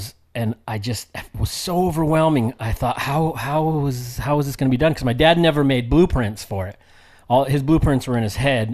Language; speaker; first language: English; native; English